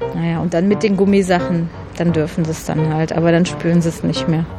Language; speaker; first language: German; native; German